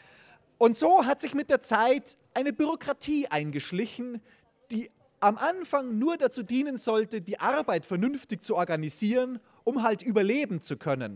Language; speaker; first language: German; native; German